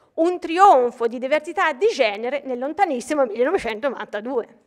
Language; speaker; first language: Italian; native; Italian